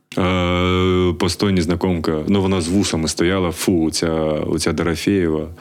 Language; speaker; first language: Ukrainian; native; Ukrainian